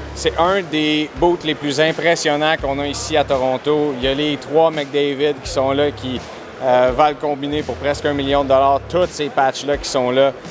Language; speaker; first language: French; native; French